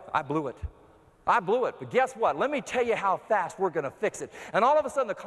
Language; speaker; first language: English; native; English